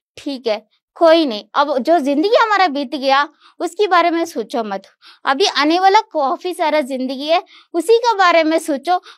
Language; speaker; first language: Hindi; non-native, local second language; Kannada